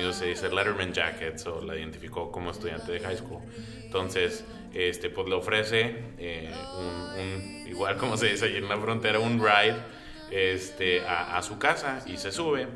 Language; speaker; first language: Spanish; early bilingual, heritage; Spanish